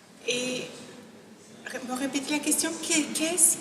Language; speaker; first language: French; non-native, fluent; English